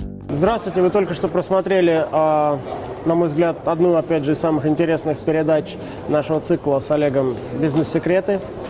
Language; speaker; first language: Russian; native; Russian